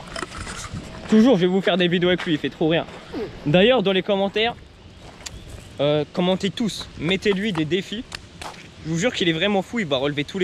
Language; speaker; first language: French; native; French